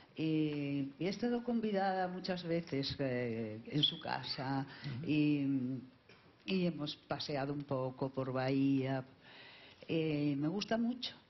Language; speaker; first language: Spanish; native; Spanish